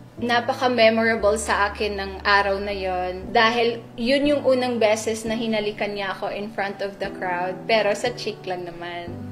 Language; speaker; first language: Filipino; non-native, local second language; Maguindanaon